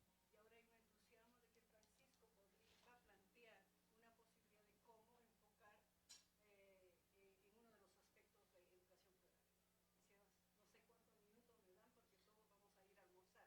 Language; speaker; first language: Spanish; non-native, fluent; English